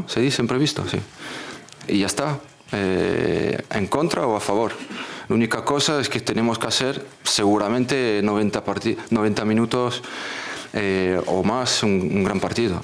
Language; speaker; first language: Spanish; non-native, fluent; French